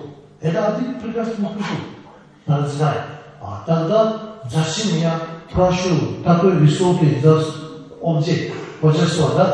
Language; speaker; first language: Russian; non-native, learner; Tibetan